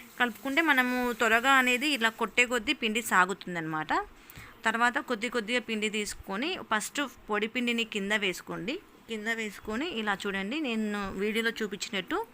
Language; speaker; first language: Telugu; native; Telugu